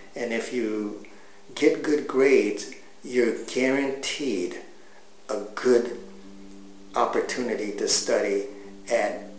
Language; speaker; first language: English; native; English